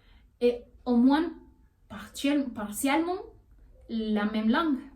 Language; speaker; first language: French; non-native, learner; Spanish